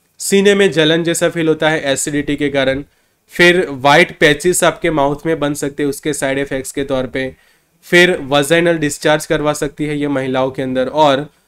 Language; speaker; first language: Hindi; non-native, local second language; Gujarati